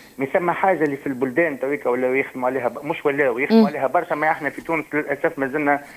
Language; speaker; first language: Arabic; native; Arabic